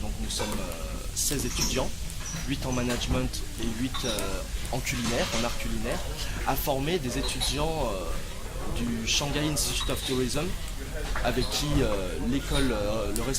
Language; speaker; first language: French; native; French